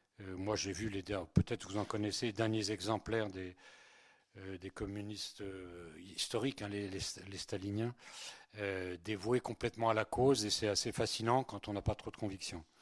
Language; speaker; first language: French; early bilingual, other home language; Spanish